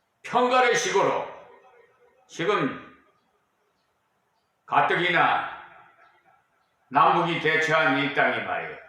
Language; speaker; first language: Korean; native; Korean